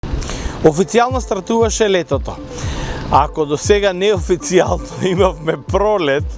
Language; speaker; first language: Macedonian; native; Macedonian